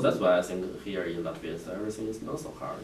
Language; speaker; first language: English; non-native, learner; Chinese